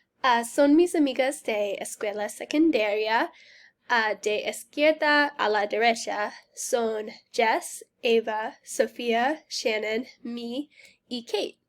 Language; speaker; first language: Spanish; non-native, learner; English